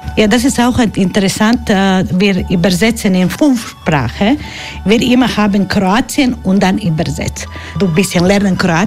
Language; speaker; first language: German; non-native, learner; Croatian